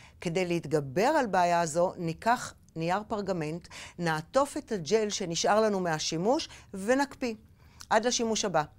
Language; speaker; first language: Hebrew; native; Hebrew